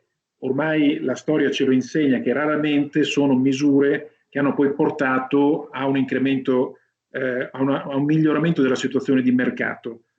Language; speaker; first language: Italian; native; Italian